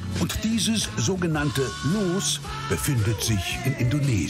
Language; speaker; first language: German; native; German